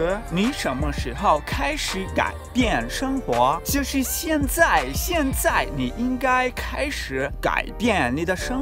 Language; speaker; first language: Chinese; non-native, fluent; Portuguese